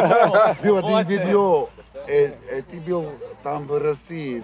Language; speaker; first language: Russian; non-native, learner; Polish